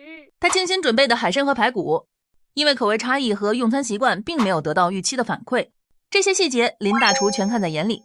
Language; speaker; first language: Chinese; native; Chinese